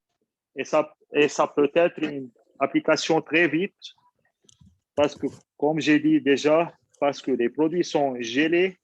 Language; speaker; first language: French; non-native, fluent; Arabic